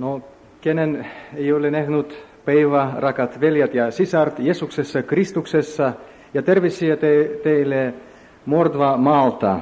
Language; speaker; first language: Finnish; non-native, learner; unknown